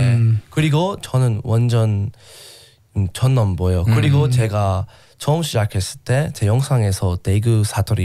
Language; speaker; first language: Korean; non-native, learner; English